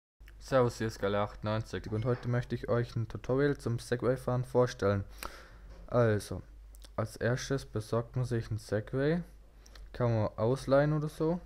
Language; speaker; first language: German; native; German